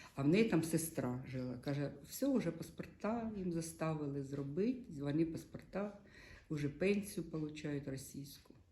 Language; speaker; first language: Ukrainian; non-native, local second language; Russian